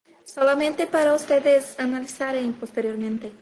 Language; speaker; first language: Spanish; non-native, learner; Portuguese